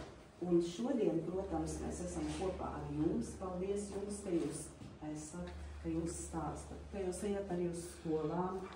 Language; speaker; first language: Latvian; native; Latvian